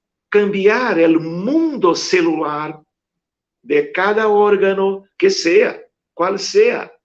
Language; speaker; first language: Spanish; non-native, fluent; Portuguese